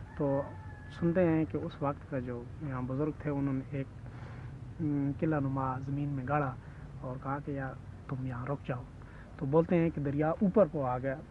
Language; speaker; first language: Urdu; non-native, local second language; Punjabi